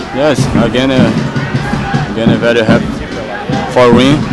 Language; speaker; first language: English; non-native, learner; Portuguese